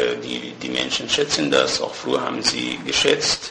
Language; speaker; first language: German; non-native, fluent; Persian